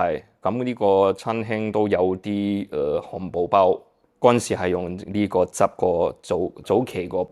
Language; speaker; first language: Cantonese; early bilingual, heritage; Cantonese